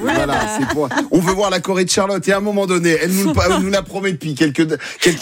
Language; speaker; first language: French; native; French